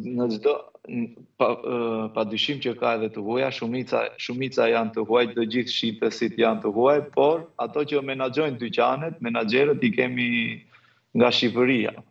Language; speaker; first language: Albanian; native; Albanian